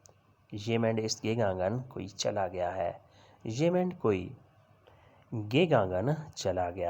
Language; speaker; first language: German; non-native, learner; Urdu